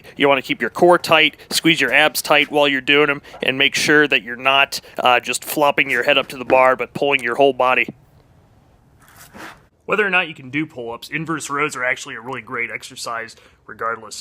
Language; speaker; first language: English; native; English